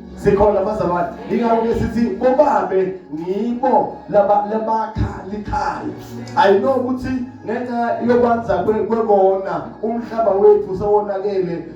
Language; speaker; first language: Zulu; non-native, local second language; Swati